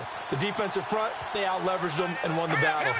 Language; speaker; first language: English; native; English